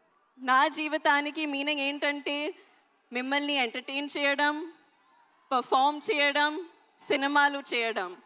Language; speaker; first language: Telugu; non-native, local second language; Hindi